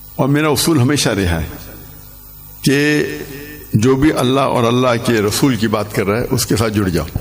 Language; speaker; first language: Urdu; non-native, local second language; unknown